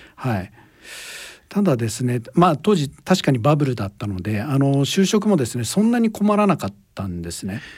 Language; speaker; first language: Japanese; native; Japanese